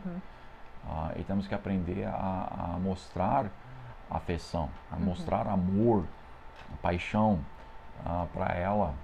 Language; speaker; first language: Portuguese; non-native, fluent; English